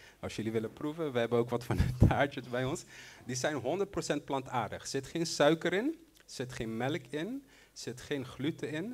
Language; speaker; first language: Dutch; non-native, local second language; Papiamento